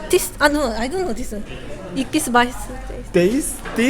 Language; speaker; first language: English; non-native, learner; Korean